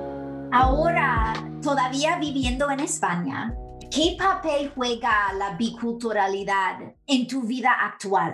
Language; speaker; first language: Spanish; non-native, fluent; English